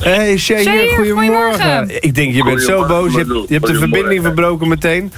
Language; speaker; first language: Dutch; native; Dutch